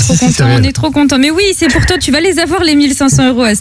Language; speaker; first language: French; native; French